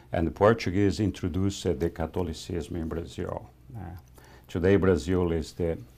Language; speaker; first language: English; non-native, fluent; Spanish